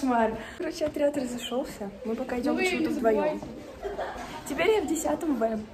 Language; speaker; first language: Russian; native; Russian